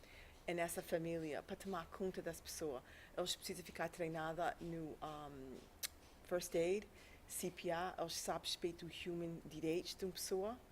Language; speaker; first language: Portuguese; early bilingual, heritage; English